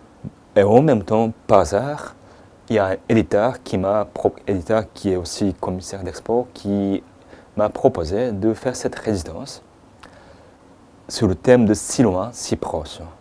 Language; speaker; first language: French; non-native, fluent; Japanese